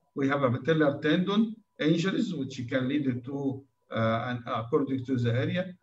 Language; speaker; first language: English; non-native, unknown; Arabic